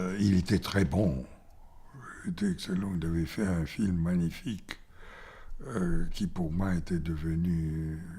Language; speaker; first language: French; non-native, fluent; Bulgarian